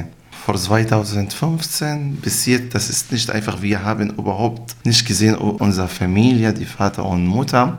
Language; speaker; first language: German; non-native, learner; Arabic